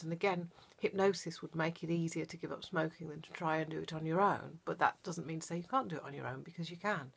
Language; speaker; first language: English; native; English